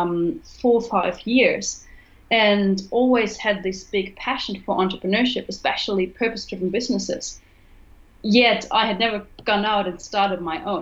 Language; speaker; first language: English; non-native, fluent; German